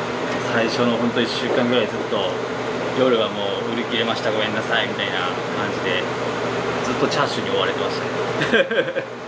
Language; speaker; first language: Japanese; native; Japanese